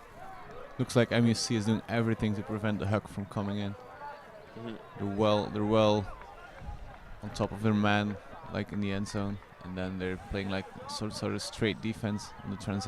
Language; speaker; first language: English; non-native, fluent; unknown